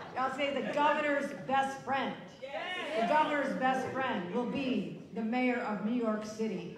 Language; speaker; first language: English; native; English